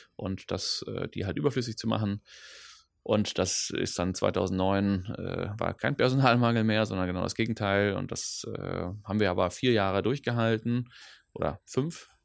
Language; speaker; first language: German; non-native, local second language; Dutch